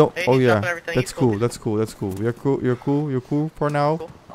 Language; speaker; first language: English; non-native, fluent; Portuguese